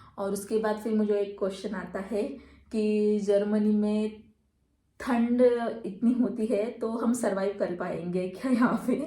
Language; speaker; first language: Hindi; non-native, local second language; Marathi